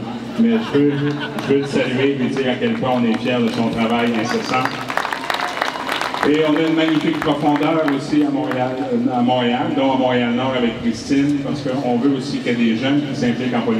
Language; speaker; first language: French; native; French